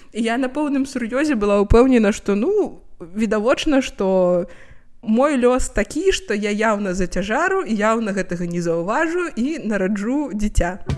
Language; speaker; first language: Belarusian; non-native, local second language; Russian